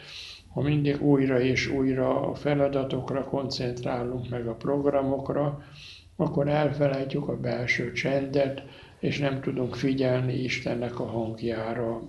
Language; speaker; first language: Hungarian; native; Hungarian